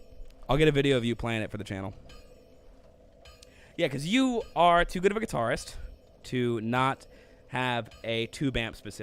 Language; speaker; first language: English; native; English